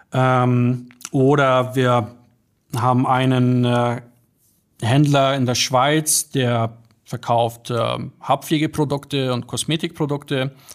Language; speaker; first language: German; early bilingual, other home language; Polish